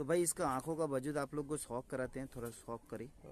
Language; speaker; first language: Hindi; non-native, local second language; Bangla